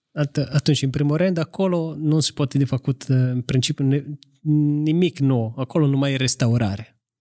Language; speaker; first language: Romanian; non-native, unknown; Italian